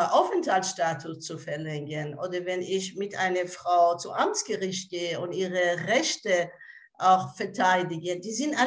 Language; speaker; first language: German; non-native, fluent; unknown